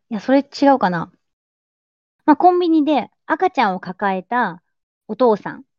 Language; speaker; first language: Japanese; native; Japanese